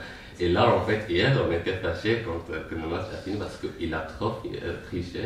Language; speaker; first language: French; non-native, fluent; Arabic